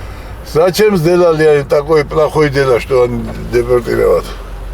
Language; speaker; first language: Russian; non-native, learner; Georgian